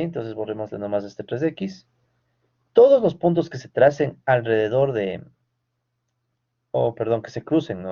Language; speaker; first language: Spanish; native; Spanish